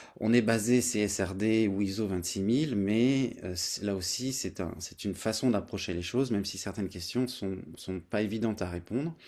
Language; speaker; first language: French; native; French